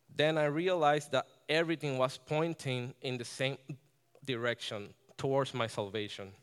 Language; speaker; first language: English; non-native, fluent; Spanish